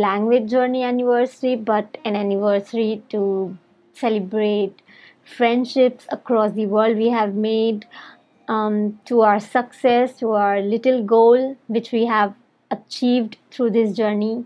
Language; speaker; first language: English; non-native, local second language; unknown